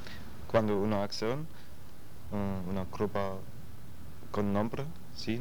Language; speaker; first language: Spanish; non-native, learner; German